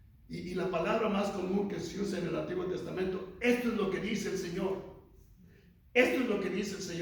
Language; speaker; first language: Spanish; native; Spanish